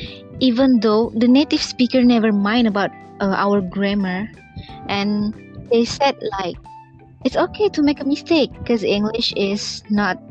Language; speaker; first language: English; non-native, learner; Indonesian